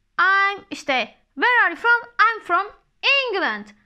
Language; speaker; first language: English; non-native, fluent; Turkish